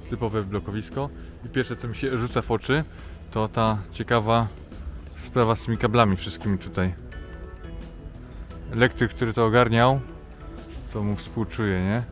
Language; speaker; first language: Polish; native; Polish